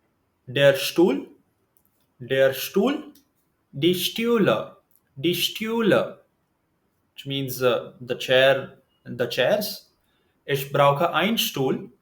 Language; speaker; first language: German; non-native, learner; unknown